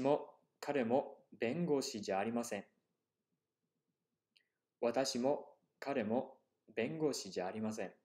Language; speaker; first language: Japanese; non-native, fluent; English